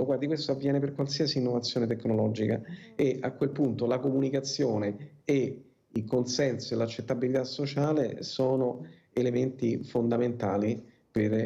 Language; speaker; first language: Italian; native; Italian